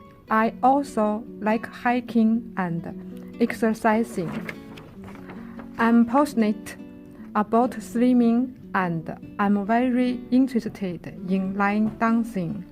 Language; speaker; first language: English; non-native, learner; Chinese